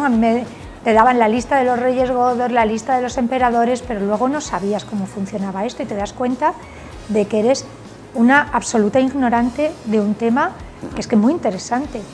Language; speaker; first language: Spanish; native; Spanish